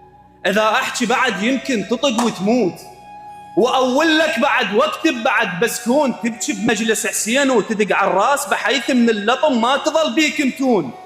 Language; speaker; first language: Arabic; native; Arabic